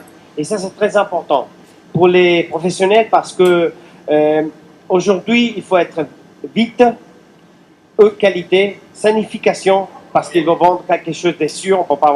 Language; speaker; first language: French; non-native, fluent; Italian